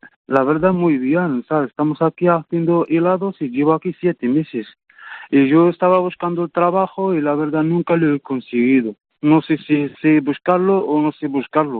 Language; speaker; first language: Spanish; non-native, fluent; Arabic